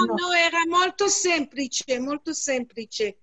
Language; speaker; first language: Italian; non-native, fluent; Hebrew